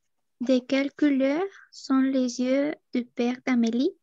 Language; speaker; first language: French; non-native, learner; Spanish